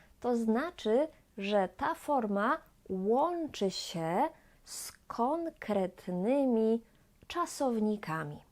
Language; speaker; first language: Polish; native; Polish